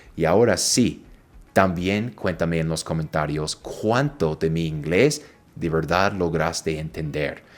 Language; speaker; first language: Spanish; non-native, fluent; English